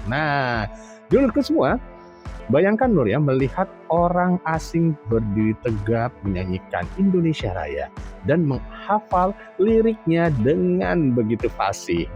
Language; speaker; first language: Indonesian; native; Indonesian